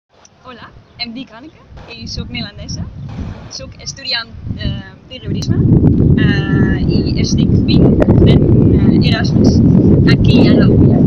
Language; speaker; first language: Catalan; non-native, learner; Dutch